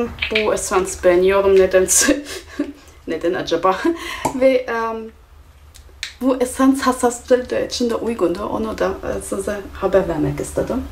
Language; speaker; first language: Turkish; non-native, fluent; German